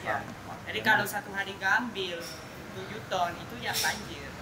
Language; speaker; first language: Indonesian; non-native, fluent; Spanish